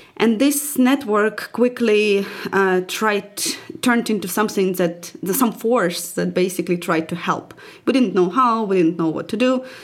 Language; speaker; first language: English; non-native, fluent; Ukrainian